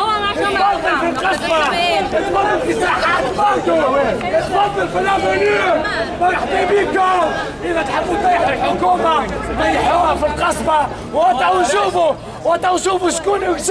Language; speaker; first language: Arabic; native; Arabic